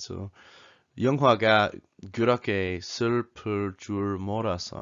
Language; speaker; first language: Korean; non-native, learner; English